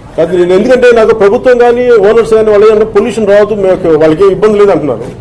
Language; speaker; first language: Telugu; native; Telugu